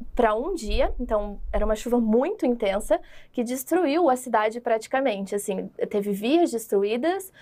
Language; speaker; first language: Portuguese; native; Portuguese